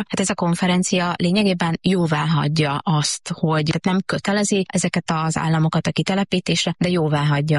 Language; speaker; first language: Hungarian; native; Hungarian